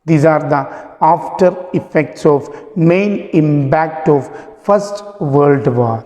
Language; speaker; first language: English; non-native, local second language; Malayalam